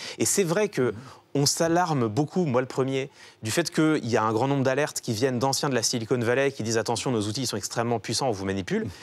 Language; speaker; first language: French; native; French